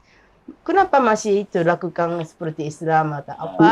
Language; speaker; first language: Indonesian; non-native, learner; Japanese